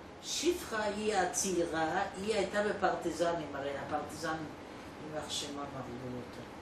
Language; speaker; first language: Hebrew; non-native, fluent; Polish